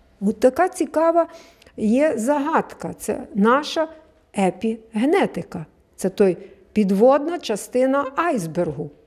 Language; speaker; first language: Ukrainian; native; Ukrainian